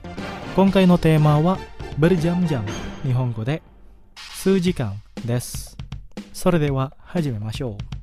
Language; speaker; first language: Japanese; non-native, fluent; Indonesian